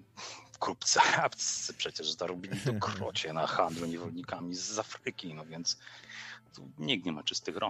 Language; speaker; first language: Polish; native; Polish